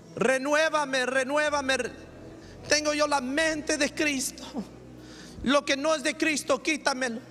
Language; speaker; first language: Spanish; early bilingual, heritage; Spanish